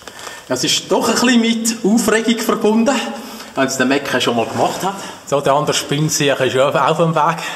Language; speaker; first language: German; native; German